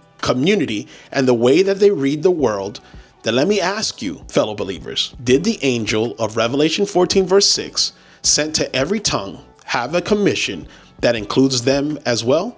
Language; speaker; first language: English; native; English